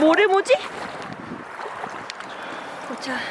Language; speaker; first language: Korean; native; Korean